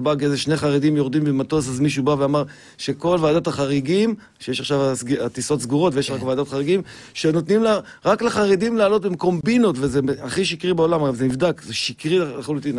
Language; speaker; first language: Hebrew; native; Hebrew